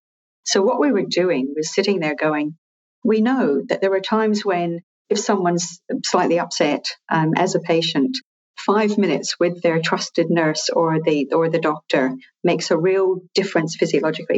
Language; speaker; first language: English; native; English